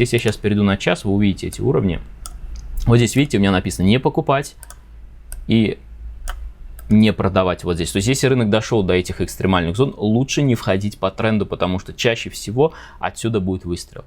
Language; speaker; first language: Russian; native; Russian